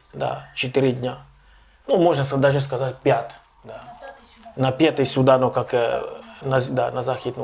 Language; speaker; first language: Russian; non-native, local second language; Ukrainian